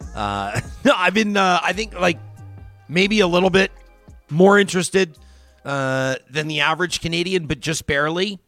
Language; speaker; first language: English; native; English